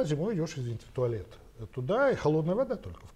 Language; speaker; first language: Russian; native; Russian